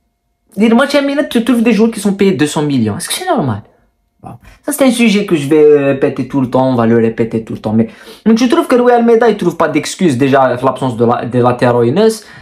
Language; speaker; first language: French; non-native, local second language; Kabyle